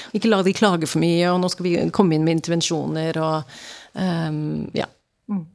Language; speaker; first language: Norwegian; early bilingual, other home language; English